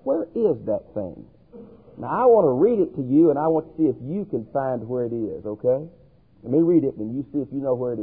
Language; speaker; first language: English; native; English